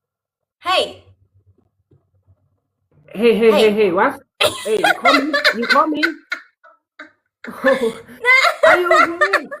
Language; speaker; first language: English; non-native, learner; Korean